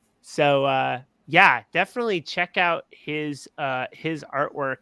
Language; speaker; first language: English; native; English